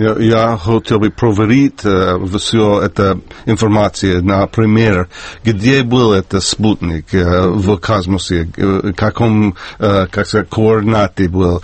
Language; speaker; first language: Russian; non-native, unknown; English